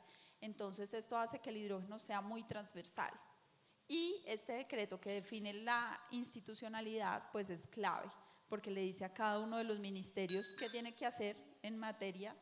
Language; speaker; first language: Spanish; native; Spanish